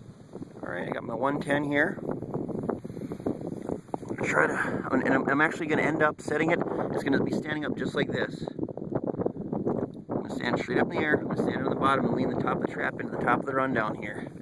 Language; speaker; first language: English; native; English